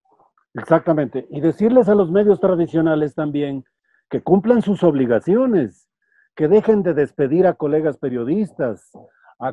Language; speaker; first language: Spanish; native; Spanish